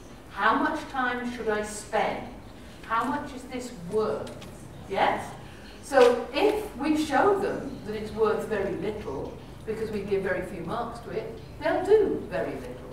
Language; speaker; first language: English; native; English